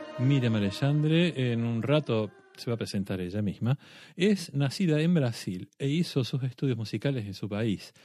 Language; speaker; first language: Spanish; native; Spanish